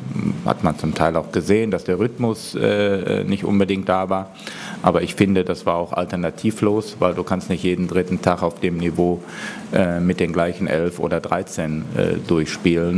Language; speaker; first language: German; native; German